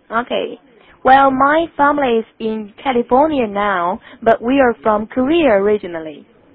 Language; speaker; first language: English; non-native, fluent; Chinese